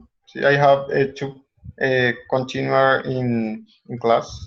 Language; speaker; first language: English; non-native, learner; Spanish